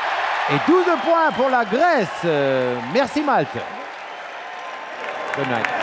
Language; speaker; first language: French; non-native, learner; Turkish